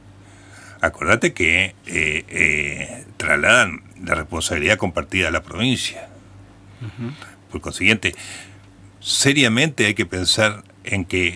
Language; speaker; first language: Spanish; native; Spanish